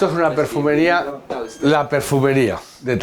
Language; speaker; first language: Spanish; native; Spanish